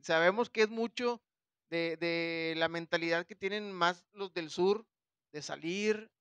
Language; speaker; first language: Spanish; native; Spanish